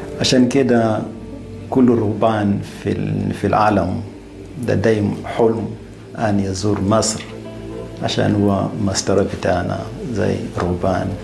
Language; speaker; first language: Arabic; non-native, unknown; Swahili